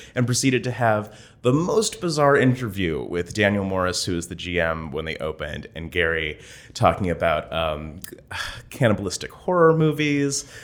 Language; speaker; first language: English; native; English